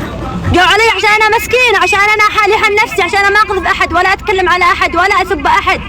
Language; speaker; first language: Arabic; native; Arabic